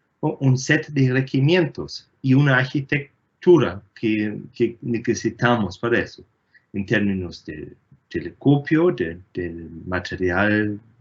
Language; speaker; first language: Spanish; non-native, fluent; German